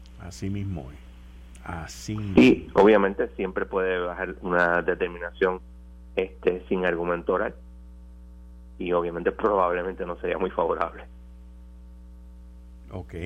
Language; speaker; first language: Spanish; native; Spanish